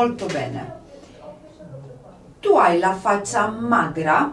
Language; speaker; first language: Italian; non-native, fluent; Polish